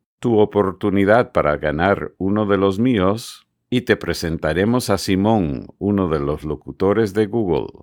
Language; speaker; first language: Spanish; non-native, fluent; English